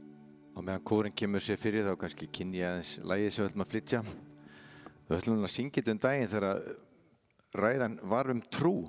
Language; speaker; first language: Icelandic; native; Icelandic